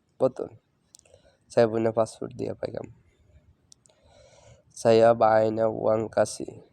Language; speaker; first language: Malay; non-native, learner; Bangla